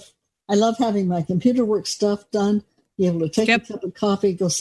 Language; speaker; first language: English; native; English